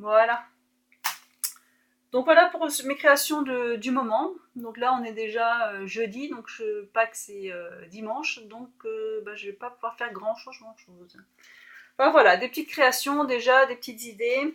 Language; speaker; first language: French; native; French